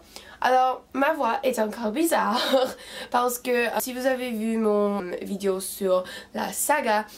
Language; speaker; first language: French; non-native, fluent; English